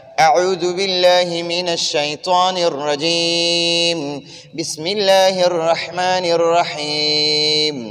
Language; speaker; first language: Urdu; non-native, local second language; Pashto